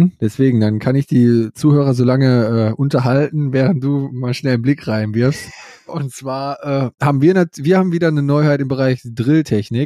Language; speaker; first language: German; native; German